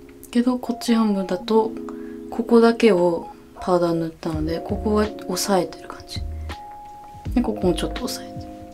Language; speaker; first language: Japanese; early bilingual, heritage; Japanese